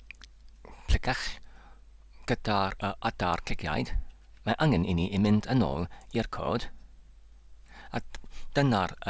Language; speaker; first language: Welsh; non-native, learner; English